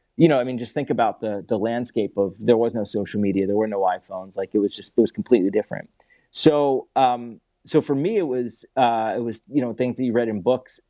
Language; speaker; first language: English; native; English